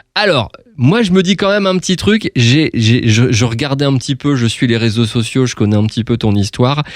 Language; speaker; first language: French; native; French